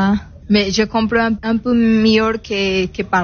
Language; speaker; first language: French; non-native, learner; Spanish